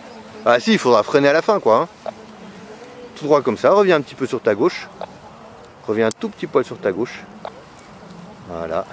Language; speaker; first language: French; native; French